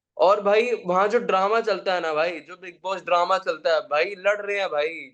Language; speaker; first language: Hindi; native; Hindi